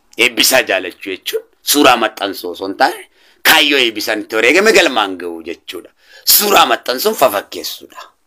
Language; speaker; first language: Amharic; non-native, local second language; Oromo